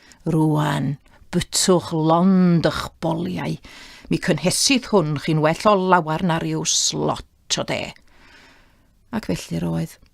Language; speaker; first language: Welsh; native; Welsh